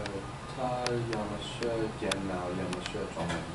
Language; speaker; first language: Chinese; non-native, learner; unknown